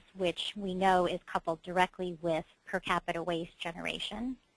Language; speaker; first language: English; native; English